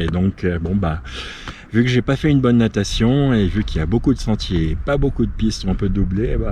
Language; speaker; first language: French; native; French